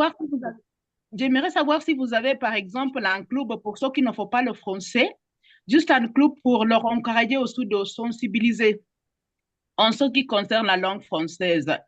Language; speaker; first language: French; non-native, fluent; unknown